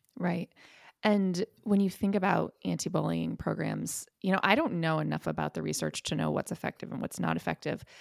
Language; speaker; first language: English; native; English